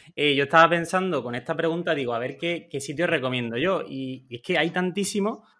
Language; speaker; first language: Spanish; native; Spanish